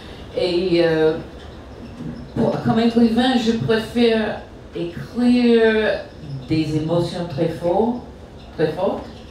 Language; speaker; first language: French; non-native, fluent; English